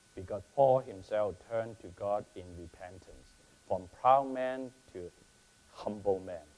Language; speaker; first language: English; non-native, fluent; Chinese